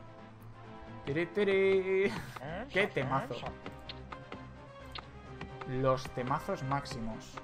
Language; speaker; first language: Spanish; native; Spanish